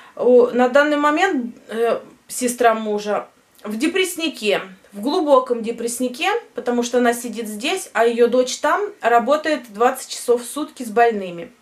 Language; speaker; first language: Russian; native; Russian